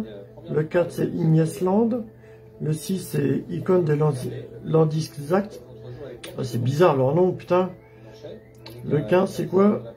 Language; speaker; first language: French; native; French